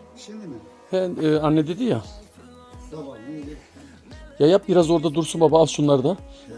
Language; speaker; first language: Turkish; native; Turkish